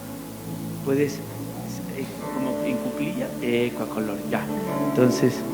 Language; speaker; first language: Spanish; native; Spanish